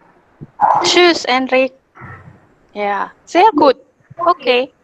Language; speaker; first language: German; non-native, fluent; Indonesian